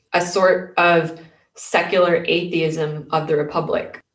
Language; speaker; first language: English; native; English